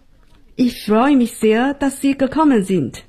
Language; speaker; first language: German; non-native, fluent; Chinese